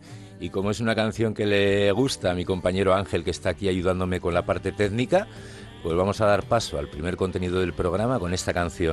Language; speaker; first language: Spanish; native; Spanish